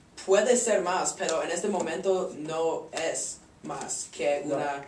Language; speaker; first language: Spanish; non-native, learner; English